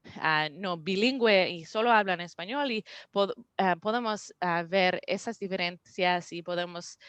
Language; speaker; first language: Spanish; non-native, learner; English